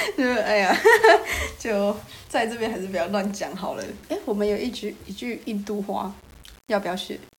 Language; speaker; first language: Chinese; native; Chinese